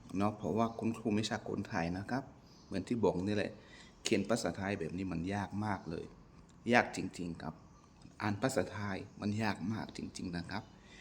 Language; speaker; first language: Thai; non-native, fluent; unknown